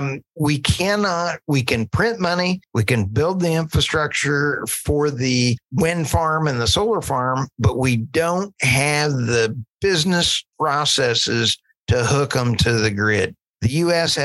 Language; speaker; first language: English; native; English